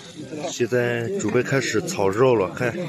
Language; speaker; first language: Chinese; non-native, local second language; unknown